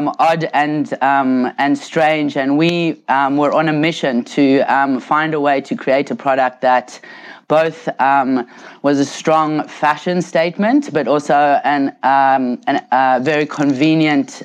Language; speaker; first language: English; native; English